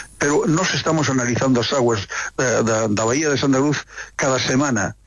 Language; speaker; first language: Galician; native; Galician